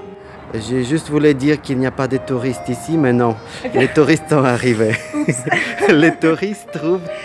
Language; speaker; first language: French; non-native, learner; Russian